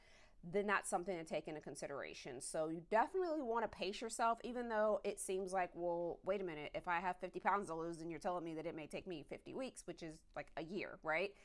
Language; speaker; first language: English; native; English